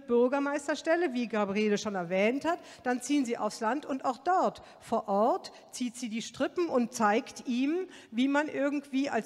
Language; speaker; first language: German; native; German